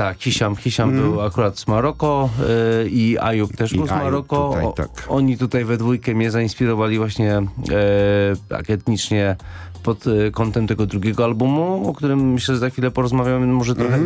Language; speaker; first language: Polish; native; Polish